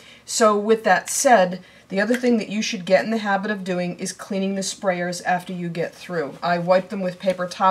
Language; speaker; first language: English; native; English